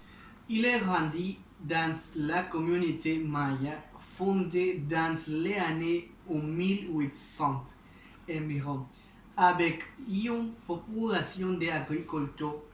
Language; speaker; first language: French; non-native, learner; Spanish